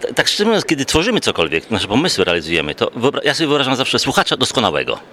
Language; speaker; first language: Polish; native; Polish